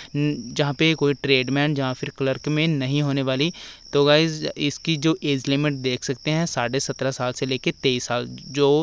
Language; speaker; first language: Hindi; non-native, local second language; Punjabi